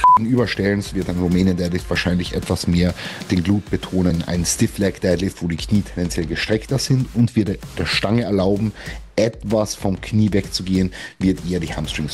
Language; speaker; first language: German; native; German